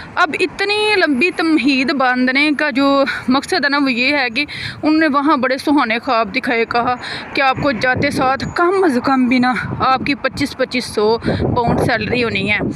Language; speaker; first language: Urdu; non-native, local second language; Punjabi